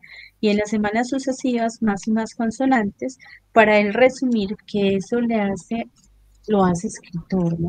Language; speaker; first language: Spanish; native; Spanish